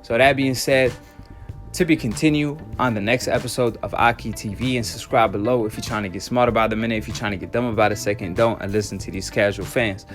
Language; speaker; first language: English; native; English